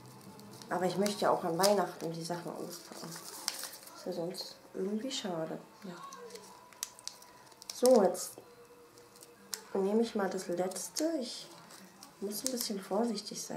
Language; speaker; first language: German; native; German